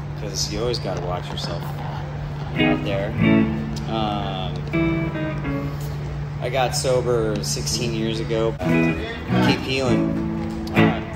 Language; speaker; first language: English; native; English